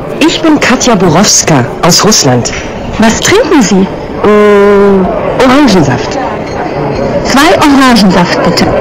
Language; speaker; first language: German; non-native, fluent; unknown